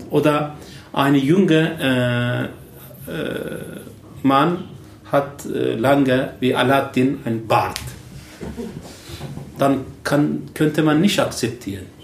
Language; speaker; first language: German; non-native, learner; Turkish